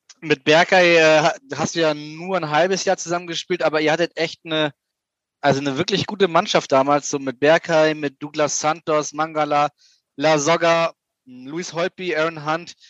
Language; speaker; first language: German; native; German